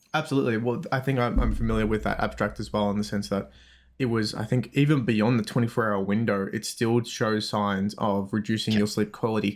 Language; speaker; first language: English; native; English